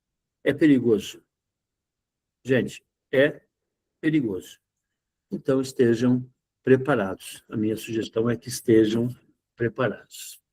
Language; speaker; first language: Portuguese; native; Portuguese